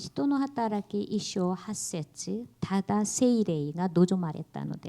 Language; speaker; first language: Japanese; non-native, learner; Korean